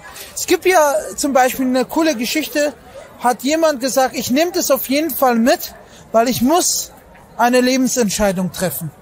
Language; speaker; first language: German; non-native, fluent; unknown